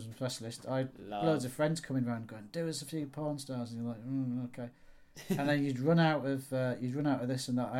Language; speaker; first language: English; native; English